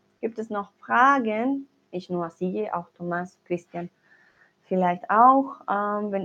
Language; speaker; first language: German; non-native, learner; Spanish